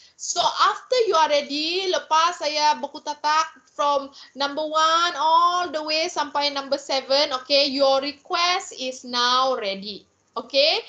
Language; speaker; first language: English; non-native, local second language; Malay